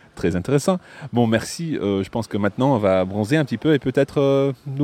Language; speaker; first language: French; non-native, fluent; English